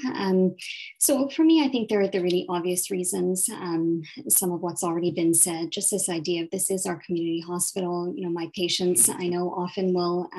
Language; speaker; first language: English; native; English